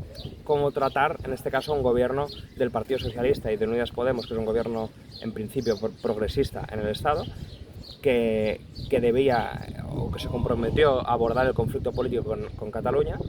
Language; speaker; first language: Spanish; non-native, local second language; Catalan